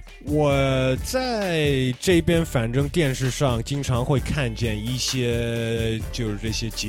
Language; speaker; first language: Chinese; early bilingual, heritage; Chinese